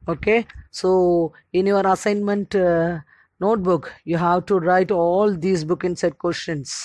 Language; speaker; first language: English; non-native, local second language; Tamil